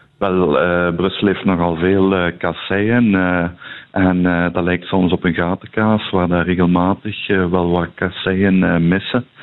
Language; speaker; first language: Dutch; native; Dutch